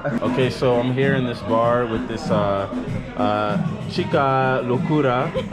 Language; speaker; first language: English; native; English